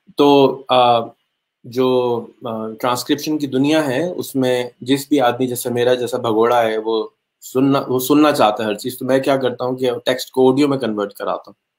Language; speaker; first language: Urdu; native; Urdu